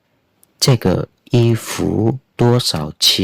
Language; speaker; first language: Chinese; non-native, fluent; Khmer